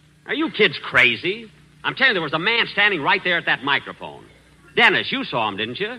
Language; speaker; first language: English; native; English